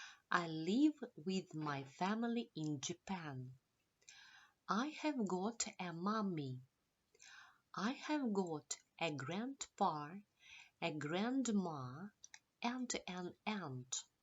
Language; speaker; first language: English; non-native, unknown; Ukrainian